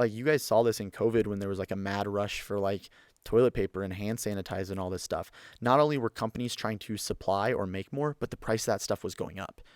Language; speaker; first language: English; native; English